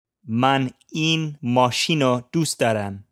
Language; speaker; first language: Persian; non-native, learner; English